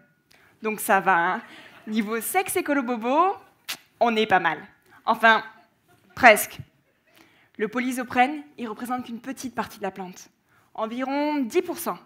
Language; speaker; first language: French; native; French